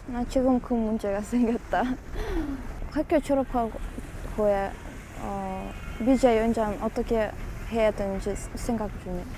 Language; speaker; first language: Korean; non-native, learner; Vietnamese